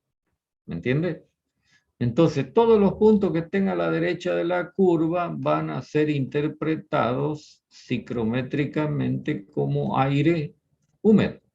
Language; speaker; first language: Spanish; native; Spanish